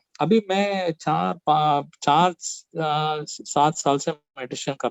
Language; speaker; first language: Hindi; non-native, local second language; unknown